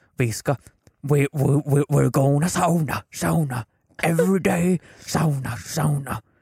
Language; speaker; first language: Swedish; native; Swedish